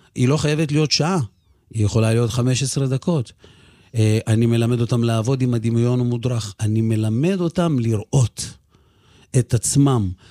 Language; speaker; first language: Hebrew; early bilingual, other home language; Russian